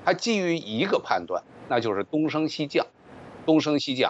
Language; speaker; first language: Chinese; native; Chinese